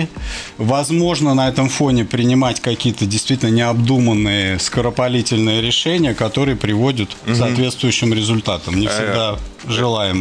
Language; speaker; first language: Russian; native; Russian